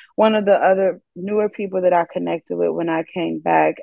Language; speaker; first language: English; native; English